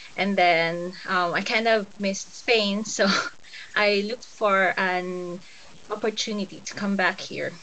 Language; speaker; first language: English; non-native, local second language; Cebuano